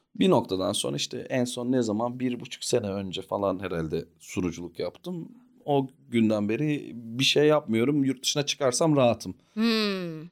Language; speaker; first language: Turkish; early bilingual, heritage; Turkish